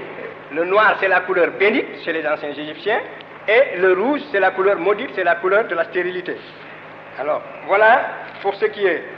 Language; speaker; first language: French; non-native, local second language; Wolof